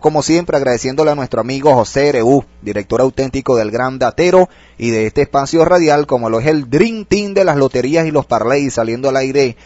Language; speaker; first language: Spanish; native; Spanish